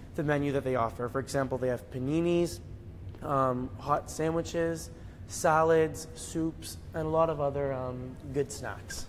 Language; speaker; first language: English; native; English